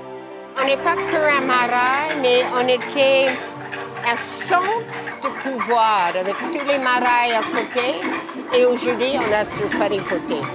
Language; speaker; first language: French; non-native, local second language; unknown